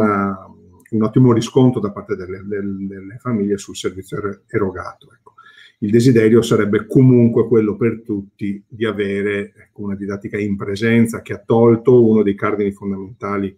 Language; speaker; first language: Italian; native; Italian